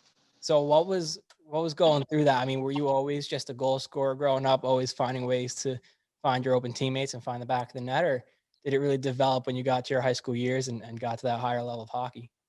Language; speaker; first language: English; native; English